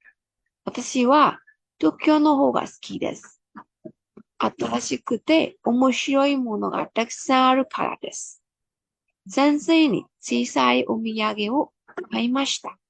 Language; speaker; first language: Japanese; non-native, fluent; Burmese